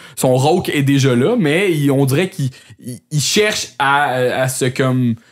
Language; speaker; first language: French; native; French